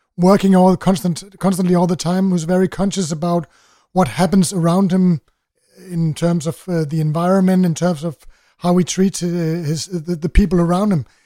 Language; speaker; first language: English; non-native, fluent; Danish